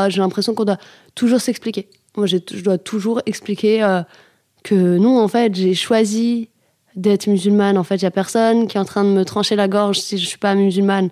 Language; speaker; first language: French; native; French